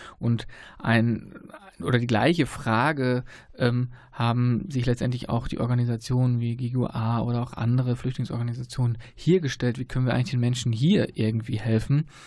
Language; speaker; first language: German; native; German